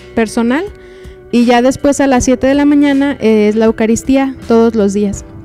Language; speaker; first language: Spanish; native; Spanish